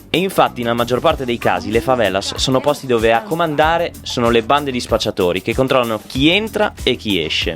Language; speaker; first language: Italian; native; Italian